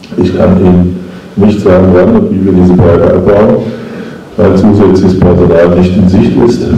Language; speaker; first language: German; native; German